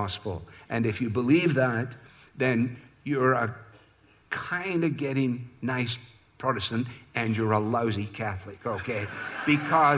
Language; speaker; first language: English; native; English